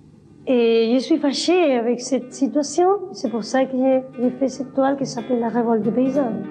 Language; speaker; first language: French; non-native, learner; Spanish